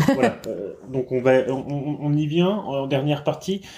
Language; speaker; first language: French; native; French